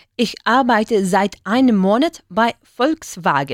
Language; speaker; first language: German; non-native, learner; Spanish